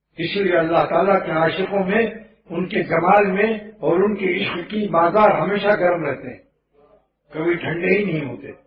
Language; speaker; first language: Urdu; native; Urdu